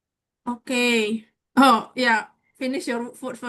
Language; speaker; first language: English; non-native, fluent; Indonesian